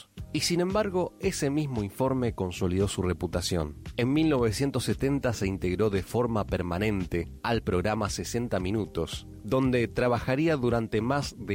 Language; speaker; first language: Spanish; native; Spanish